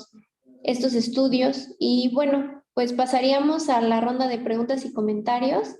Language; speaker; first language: Spanish; native; Spanish